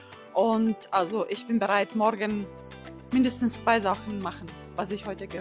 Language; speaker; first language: German; non-native, fluent; Slovak